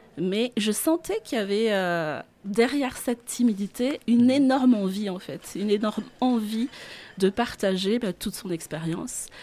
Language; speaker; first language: French; non-native, local second language; Malagasy